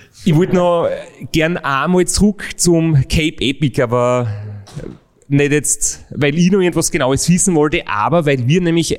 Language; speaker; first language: German; native; German